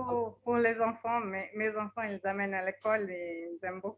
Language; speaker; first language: French; non-native, fluent; Portuguese